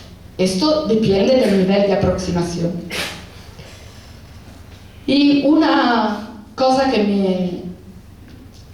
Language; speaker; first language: Spanish; non-native, fluent; Italian